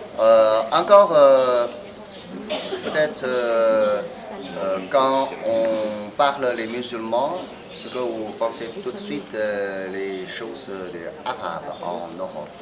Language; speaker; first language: French; non-native, fluent; Chinese